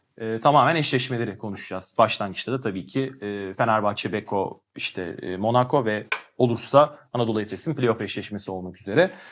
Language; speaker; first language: Turkish; native; Turkish